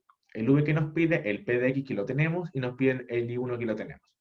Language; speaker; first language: Spanish; native; Spanish